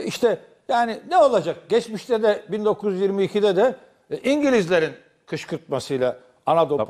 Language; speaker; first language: Turkish; native; Turkish